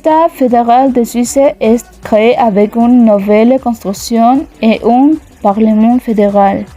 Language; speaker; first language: French; non-native, learner; Spanish